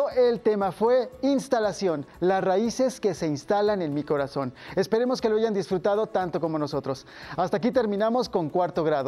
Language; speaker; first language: Spanish; native; Spanish